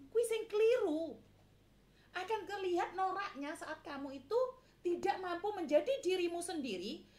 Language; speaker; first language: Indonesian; non-native, local second language; Javanese